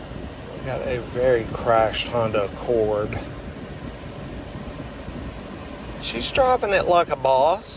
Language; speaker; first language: English; native; English